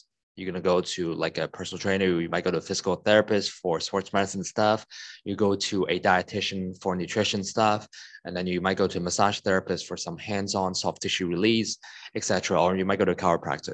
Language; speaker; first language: English; non-native, local second language; Cantonese